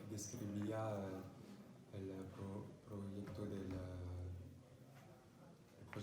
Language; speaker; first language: Spanish; non-native, learner; French